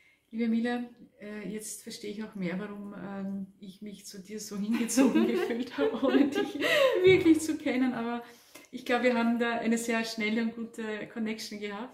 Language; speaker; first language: German; native; German